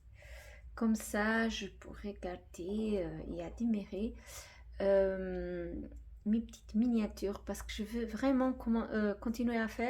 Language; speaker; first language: French; non-native, fluent; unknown